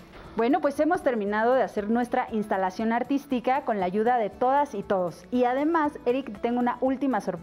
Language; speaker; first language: Spanish; native; Spanish